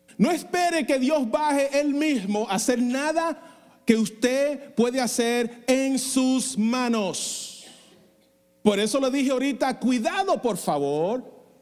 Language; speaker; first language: Spanish; non-native, fluent; English